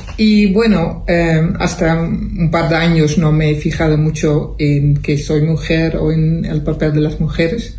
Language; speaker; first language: Spanish; non-native, fluent; Dutch